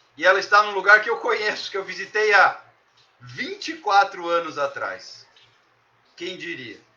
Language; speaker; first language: Portuguese; native; Portuguese